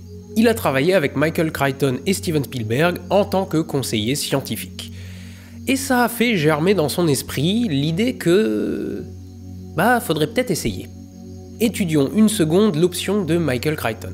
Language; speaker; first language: French; native; French